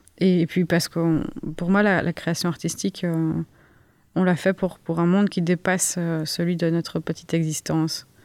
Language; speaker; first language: French; native; French